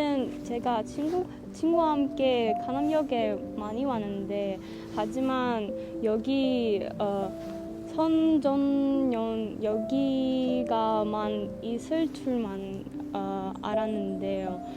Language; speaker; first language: Korean; non-native, learner; Russian